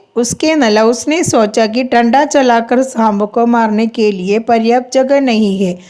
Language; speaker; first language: Hindi; non-native, local second language; Malayalam